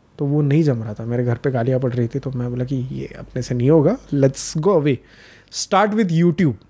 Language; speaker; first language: Hindi; non-native, local second language; Marathi